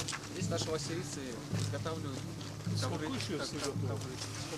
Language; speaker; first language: Russian; non-native, local second language; Kyrgyz